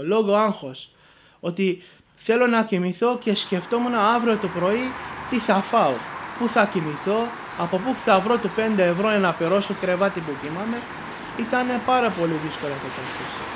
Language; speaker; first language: Greek; non-native, learner; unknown